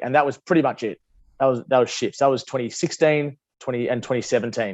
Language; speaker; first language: English; native; English